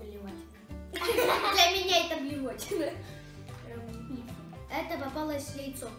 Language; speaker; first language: Russian; native; Russian